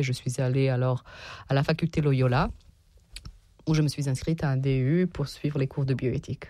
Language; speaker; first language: French; non-native, fluent; Serbian